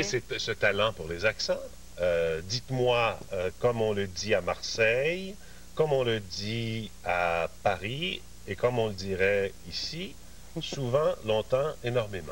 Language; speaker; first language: French; native; French